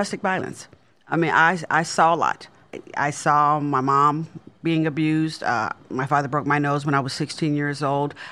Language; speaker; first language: English; native; English